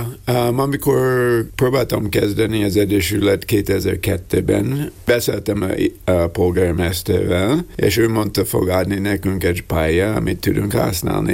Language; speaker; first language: Hungarian; non-native, learner; English